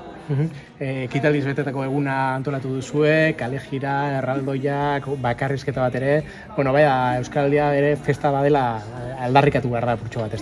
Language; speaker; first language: Basque; native; Basque